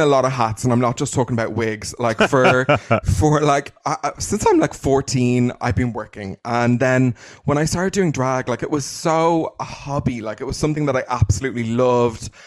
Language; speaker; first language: English; native; English